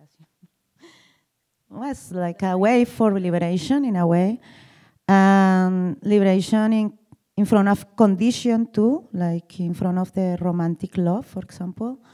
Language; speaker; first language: English; non-native, learner; Spanish